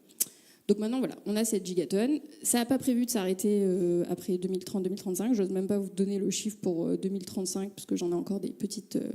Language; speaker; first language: French; native; French